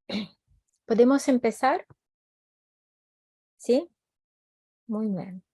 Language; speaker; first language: Spanish; non-native, fluent; Ukrainian